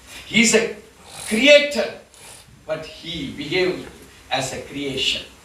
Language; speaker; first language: English; non-native, local second language; Tamil